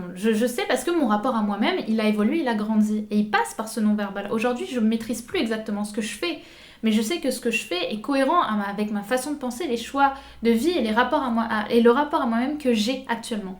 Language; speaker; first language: French; native; French